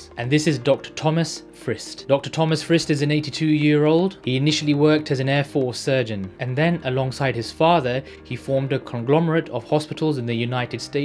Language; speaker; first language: English; native; English